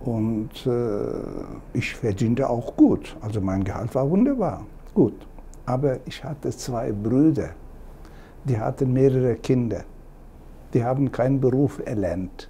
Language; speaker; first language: German; non-native, fluent; Turkish